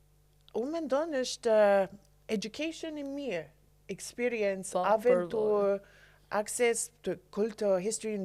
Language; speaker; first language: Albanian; non-native, learner; English